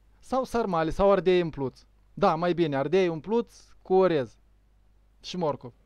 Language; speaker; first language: Romanian; native; Romanian